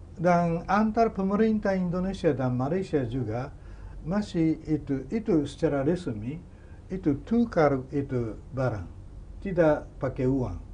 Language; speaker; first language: Indonesian; non-native, fluent; Japanese